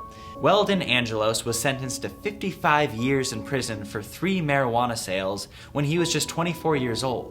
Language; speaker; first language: English; native; English